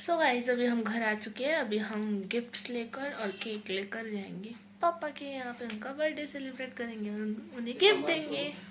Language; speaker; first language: Hindi; native; Hindi